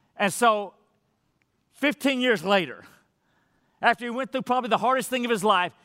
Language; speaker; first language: English; native; English